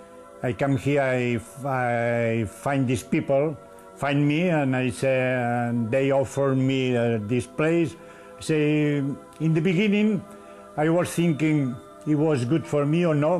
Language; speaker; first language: English; non-native, learner; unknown